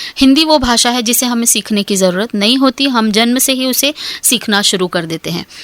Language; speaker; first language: Hindi; native; Hindi